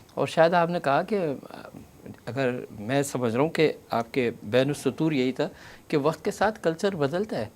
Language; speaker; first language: Urdu; native; Urdu